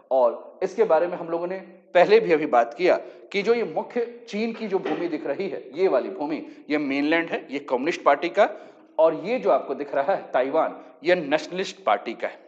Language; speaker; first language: Hindi; native; Hindi